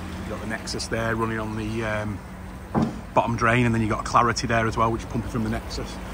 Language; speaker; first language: English; native; English